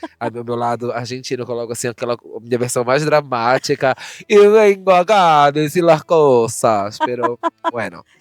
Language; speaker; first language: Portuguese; native; Portuguese